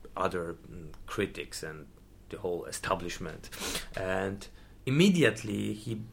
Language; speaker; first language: English; non-native, fluent; Polish